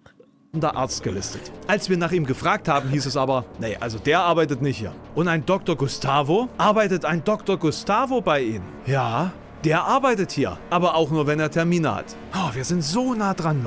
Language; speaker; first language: German; native; German